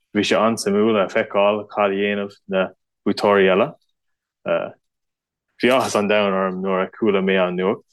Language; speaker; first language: Irish; non-native, local second language; English